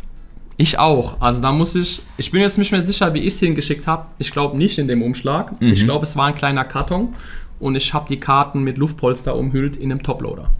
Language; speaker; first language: German; native; German